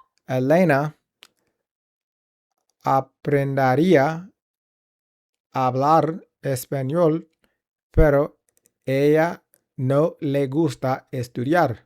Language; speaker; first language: Spanish; non-native, learner; English